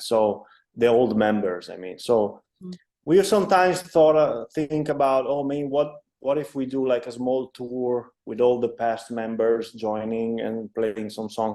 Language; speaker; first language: English; non-native, fluent; Italian